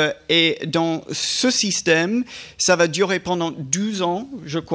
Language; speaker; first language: French; non-native, fluent; English